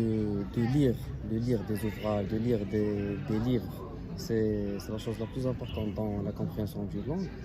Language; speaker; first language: French; non-native, local second language; Arabic